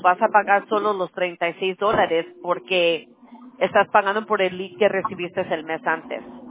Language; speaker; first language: Spanish; early bilingual, heritage; Spanish